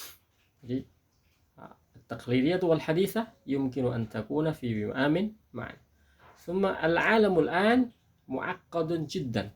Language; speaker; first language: Arabic; non-native, fluent; Indonesian